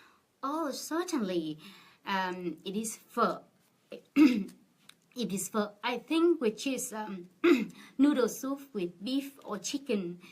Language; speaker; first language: English; non-native, fluent; Vietnamese